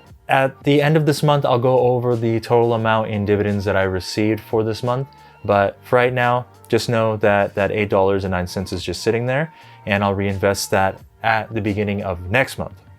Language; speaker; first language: English; native; English